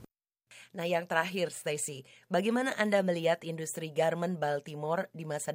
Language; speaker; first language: Indonesian; native; Indonesian